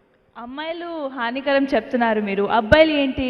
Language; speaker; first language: Telugu; non-native, learner; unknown